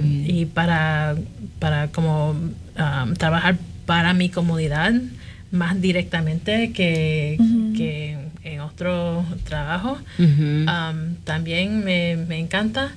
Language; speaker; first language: Spanish; early bilingual, heritage; Spanish